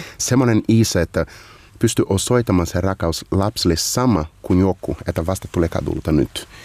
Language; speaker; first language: Finnish; non-native, fluent; Portuguese